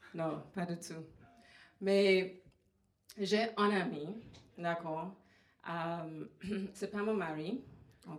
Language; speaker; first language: French; non-native, fluent; English